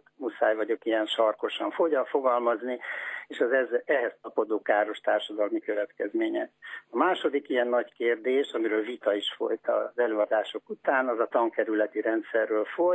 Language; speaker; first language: Hungarian; native; Hungarian